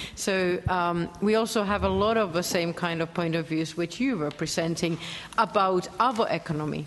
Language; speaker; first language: English; non-native, fluent; Finnish